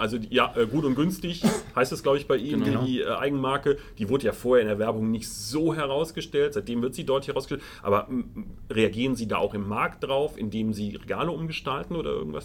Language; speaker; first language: German; native; German